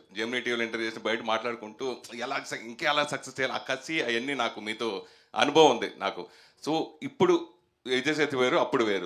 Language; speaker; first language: Telugu; native; Telugu